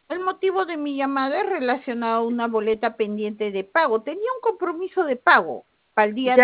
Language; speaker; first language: Spanish; native; Spanish